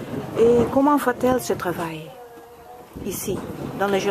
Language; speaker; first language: French; non-native, learner; Dutch